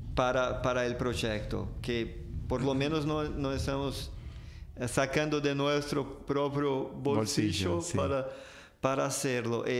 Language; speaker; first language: Spanish; non-native, fluent; Portuguese